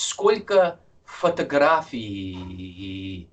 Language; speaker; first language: Russian; non-native, fluent; English